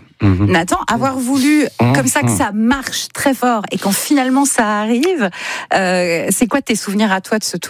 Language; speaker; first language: French; native; French